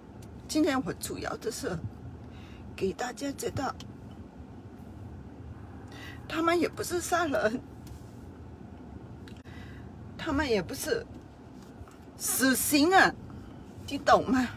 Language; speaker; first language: Chinese; non-native, fluent; Burmese